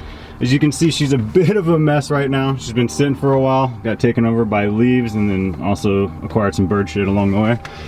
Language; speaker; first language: English; native; English